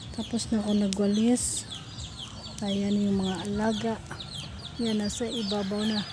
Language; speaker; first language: Filipino; non-native, local second language; Cebuano